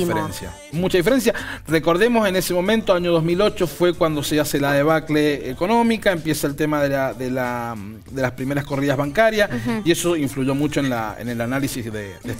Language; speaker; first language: Spanish; native; Spanish